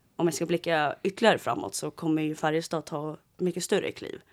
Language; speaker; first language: Swedish; native; Swedish